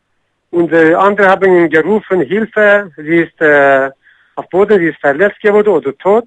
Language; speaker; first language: German; non-native, learner; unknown